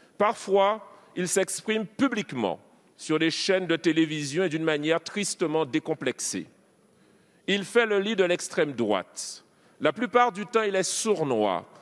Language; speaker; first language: French; native; French